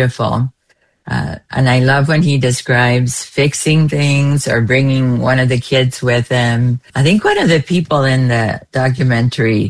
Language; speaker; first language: English; non-native, fluent; Spanish